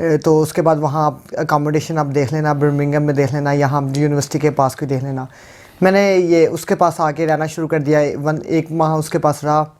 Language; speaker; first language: Urdu; non-native, local second language; Punjabi